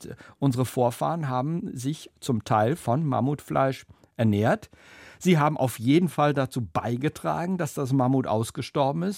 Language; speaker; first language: German; native; German